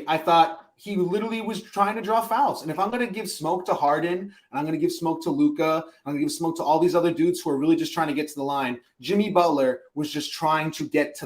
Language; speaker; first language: English; native; English